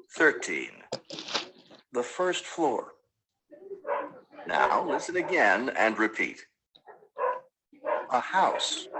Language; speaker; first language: English; non-native, learner; Spanish